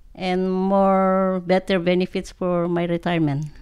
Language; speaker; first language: English; non-native, local second language; Iloko